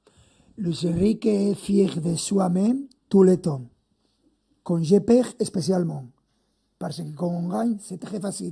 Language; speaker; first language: French; non-native, fluent; Spanish